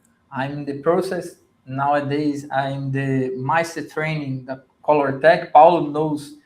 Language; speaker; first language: English; non-native, learner; Portuguese